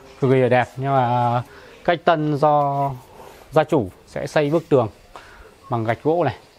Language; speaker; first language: Vietnamese; native; Vietnamese